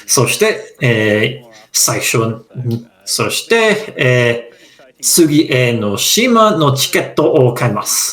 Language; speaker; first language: Japanese; non-native, fluent; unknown